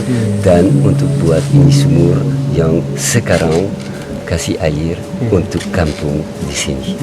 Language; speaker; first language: Indonesian; non-native, learner; French